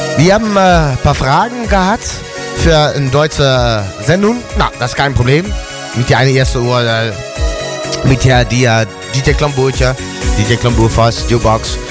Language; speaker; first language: German; non-native, learner; Dutch